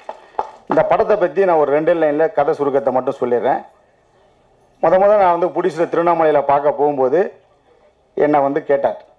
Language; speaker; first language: Tamil; native; Tamil